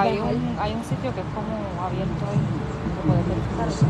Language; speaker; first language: Spanish; native; Spanish